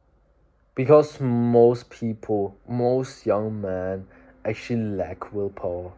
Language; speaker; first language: English; non-native, fluent; German